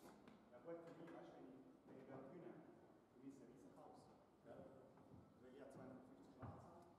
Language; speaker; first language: German; non-native, learner; Italian